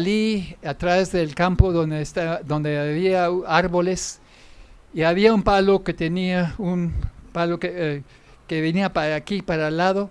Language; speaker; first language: Spanish; non-native, fluent; English